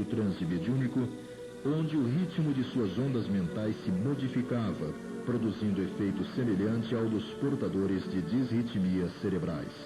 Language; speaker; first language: Portuguese; native; Portuguese